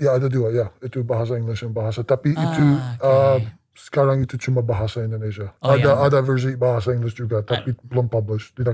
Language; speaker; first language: Indonesian; non-native, learner; English